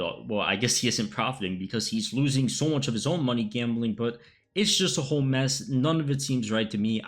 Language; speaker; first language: English; native; English